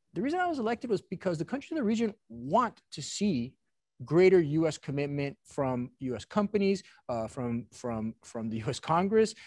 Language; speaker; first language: English; native; English